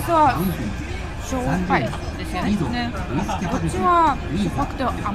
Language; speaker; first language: Japanese; non-native, learner; Lithuanian